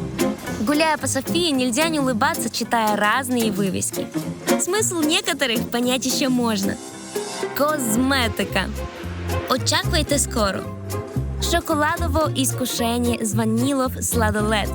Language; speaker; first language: Russian; native; Russian